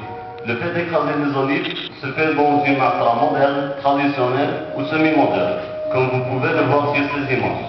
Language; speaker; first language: French; non-native, local second language; Arabic